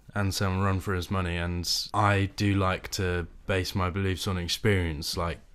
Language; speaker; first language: English; native; English